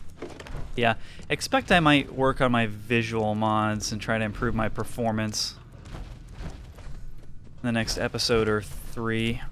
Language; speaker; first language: English; native; English